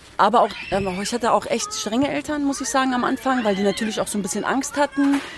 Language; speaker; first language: German; early bilingual, other home language; Kurdish